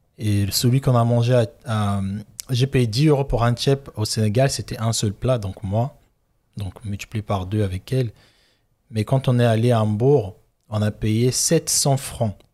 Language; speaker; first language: French; non-native, local second language; Lingala